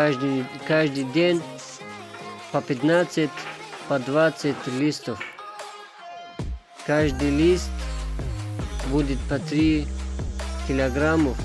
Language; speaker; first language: Russian; non-native, fluent; Tajik